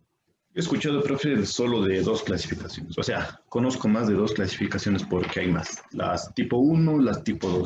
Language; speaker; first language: Spanish; native; Spanish